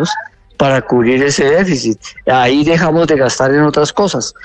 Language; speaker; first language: Spanish; native; Spanish